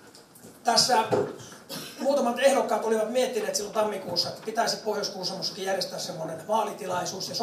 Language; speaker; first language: Finnish; native; Finnish